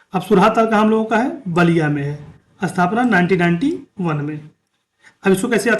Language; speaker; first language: Hindi; native; Hindi